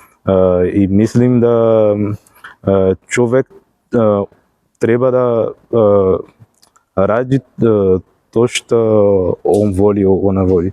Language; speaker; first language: Serbian; non-native, learner; Portuguese